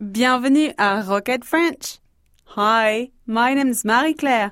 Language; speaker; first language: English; non-native, fluent; French